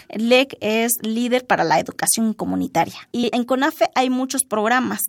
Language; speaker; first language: Spanish; non-native, local second language; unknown